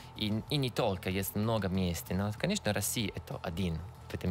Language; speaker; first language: Russian; non-native, learner; Italian